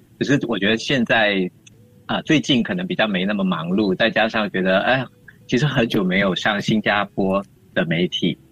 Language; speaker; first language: Chinese; native; Chinese